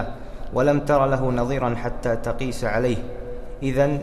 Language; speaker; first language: Arabic; native; Arabic